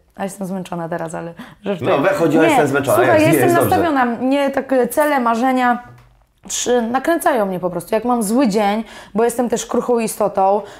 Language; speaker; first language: Polish; native; Polish